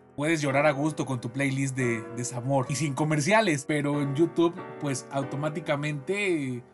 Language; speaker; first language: Spanish; native; Spanish